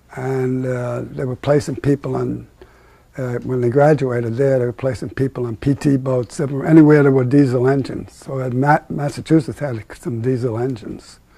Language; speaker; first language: English; native; English